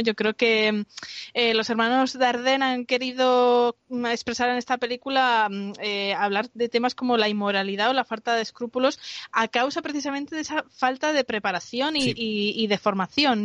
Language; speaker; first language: Spanish; native; Spanish